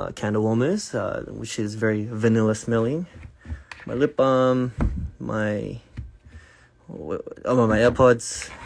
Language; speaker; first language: English; early bilingual, other home language; Korean